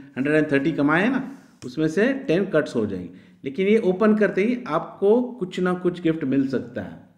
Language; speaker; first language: Hindi; non-native, local second language; Marathi